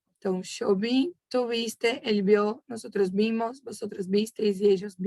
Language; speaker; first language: Spanish; non-native, fluent; Portuguese